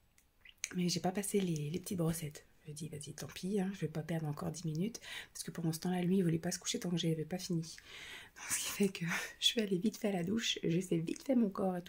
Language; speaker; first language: French; native; French